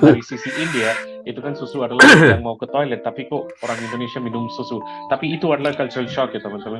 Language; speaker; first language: Indonesian; non-native, fluent; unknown